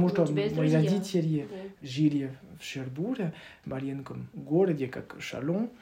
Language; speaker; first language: Russian; non-native, learner; French